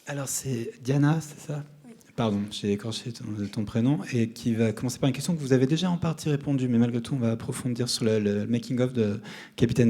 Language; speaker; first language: French; native; French